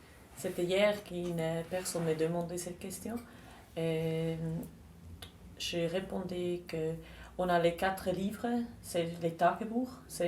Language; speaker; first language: French; non-native, local second language; German